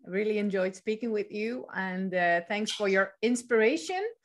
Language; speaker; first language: English; non-native, fluent; Dutch